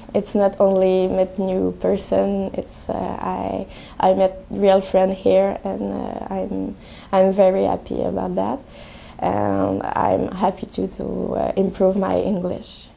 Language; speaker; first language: English; non-native, learner; French